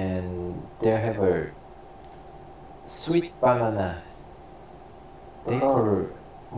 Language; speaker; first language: English; non-native, learner; Korean